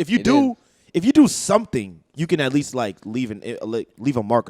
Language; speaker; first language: English; native; English